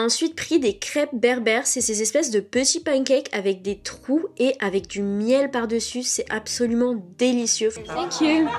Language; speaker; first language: French; native; French